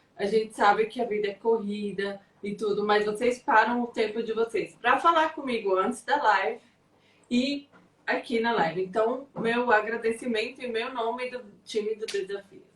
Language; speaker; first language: Portuguese; native; Portuguese